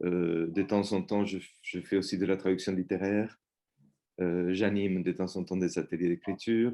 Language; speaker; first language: French; non-native, fluent; Spanish